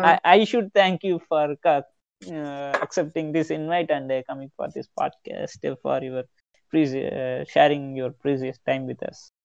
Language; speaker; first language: English; non-native, local second language; Tamil